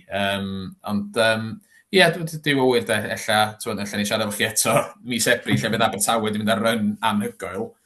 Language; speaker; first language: Welsh; native; Welsh